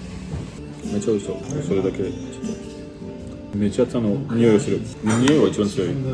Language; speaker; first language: Japanese; non-native, fluent; French